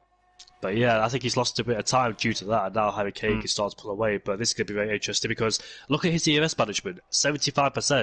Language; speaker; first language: English; native; English